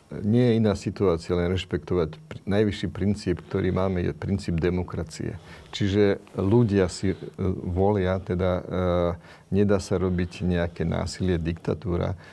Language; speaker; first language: Slovak; non-native, local second language; Romany